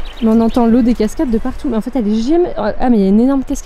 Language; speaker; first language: French; native; French